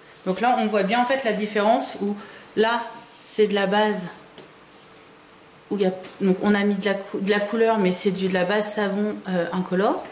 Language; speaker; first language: French; native; French